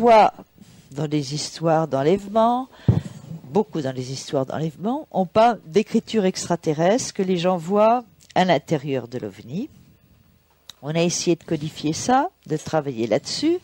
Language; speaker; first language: French; native; French